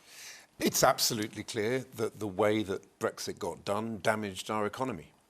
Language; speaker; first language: English; native; English